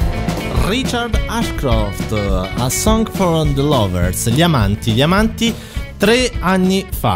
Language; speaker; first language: Italian; native; Italian